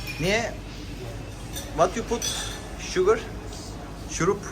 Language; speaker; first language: English; non-native, learner; Turkish